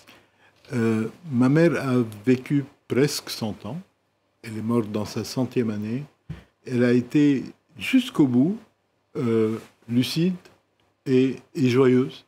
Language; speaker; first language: French; non-native, local second language; Arabic